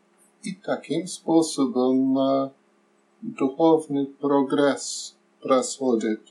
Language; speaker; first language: Russian; non-native, learner; English